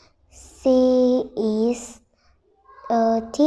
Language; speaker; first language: English; non-native, learner; Vietnamese